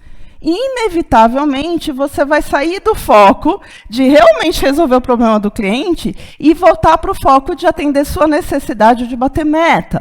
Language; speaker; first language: Portuguese; native; Portuguese